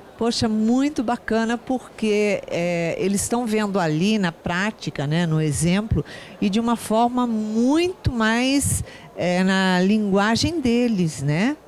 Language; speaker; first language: Portuguese; native; Portuguese